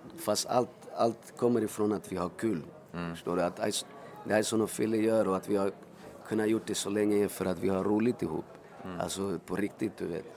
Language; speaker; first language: Swedish; early bilingual, other home language; Spanish